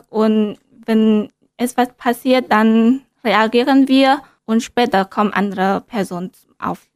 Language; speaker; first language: German; non-native, learner; Vietnamese